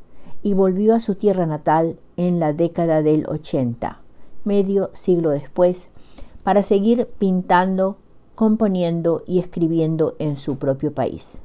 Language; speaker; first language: Spanish; native; Spanish